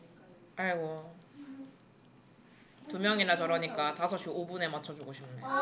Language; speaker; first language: Korean; native; Korean